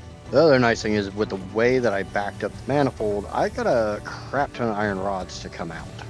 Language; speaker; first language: English; native; English